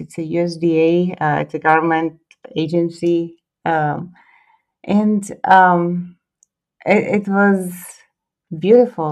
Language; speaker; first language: English; non-native, fluent; Croatian